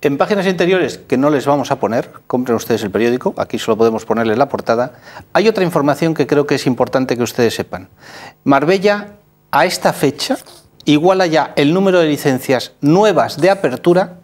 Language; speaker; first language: Spanish; native; Spanish